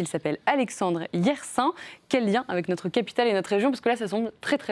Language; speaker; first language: French; native; French